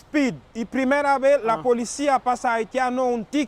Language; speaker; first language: Spanish; non-native, learner; Haitian Creole